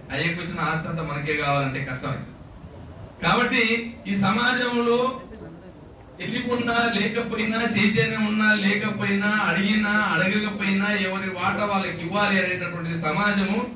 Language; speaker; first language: Telugu; native; Telugu